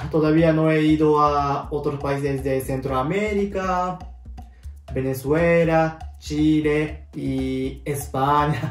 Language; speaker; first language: Spanish; non-native, learner; Japanese